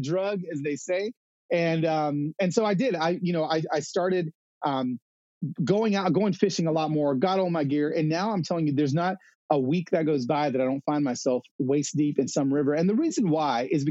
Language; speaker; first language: English; native; English